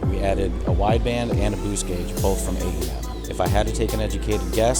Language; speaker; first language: English; native; English